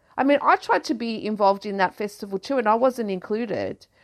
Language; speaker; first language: English; early bilingual, other home language; Greek